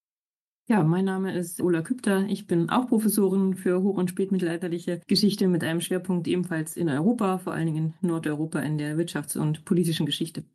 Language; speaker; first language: German; native; German